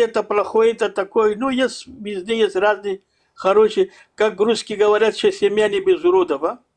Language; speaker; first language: Russian; non-native, fluent; Persian